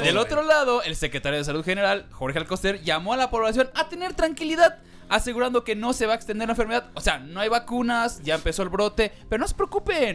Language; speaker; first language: Spanish; native; Spanish